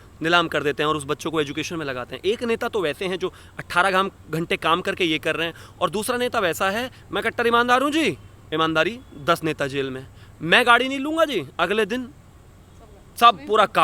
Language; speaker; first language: Hindi; native; Hindi